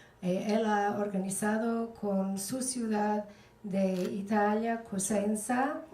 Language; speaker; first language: Spanish; non-native, fluent; English